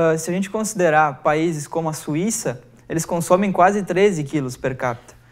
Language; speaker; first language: Portuguese; native; Portuguese